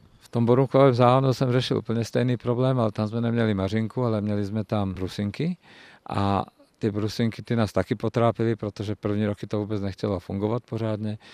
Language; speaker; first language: Czech; native; Czech